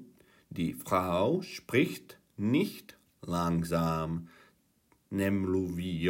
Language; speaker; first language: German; non-native, fluent; Czech